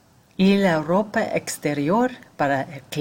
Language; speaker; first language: Spanish; non-native, fluent; English